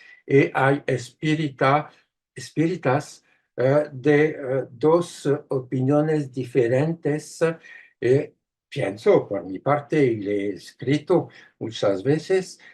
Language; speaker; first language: Spanish; non-native, fluent; French